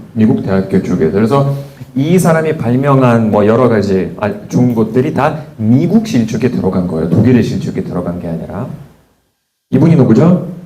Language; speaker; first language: Korean; non-native, fluent; Russian